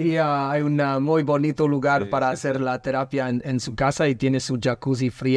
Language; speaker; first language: Spanish; non-native, learner; English